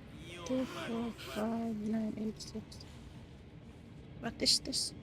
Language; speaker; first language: English; non-native, learner; Filipino